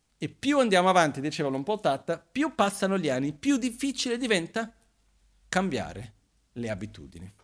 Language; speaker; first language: Italian; non-native, fluent; Portuguese